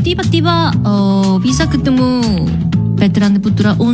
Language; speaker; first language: Indonesian; non-native, learner; Korean